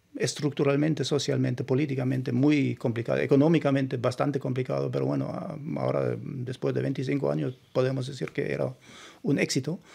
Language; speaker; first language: Spanish; non-native, fluent; German